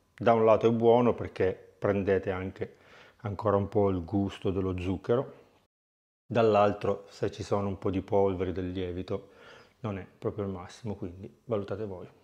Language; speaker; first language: Italian; native; Italian